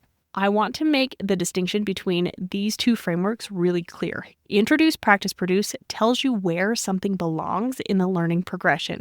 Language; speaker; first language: English; native; English